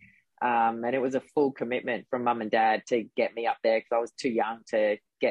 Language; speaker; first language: English; native; English